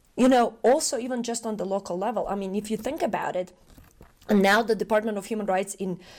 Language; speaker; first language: English; non-native, fluent; Macedonian